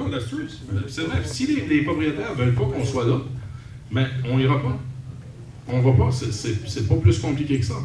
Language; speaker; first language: French; native; French